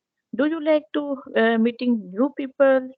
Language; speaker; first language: English; non-native, learner; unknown